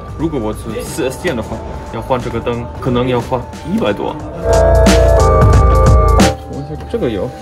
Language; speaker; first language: Chinese; non-native, learner; German